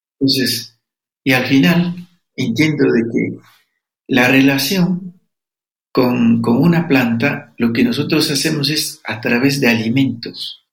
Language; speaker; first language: Spanish; non-native, local second language; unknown